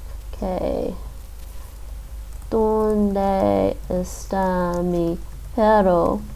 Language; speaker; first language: Spanish; non-native, learner; English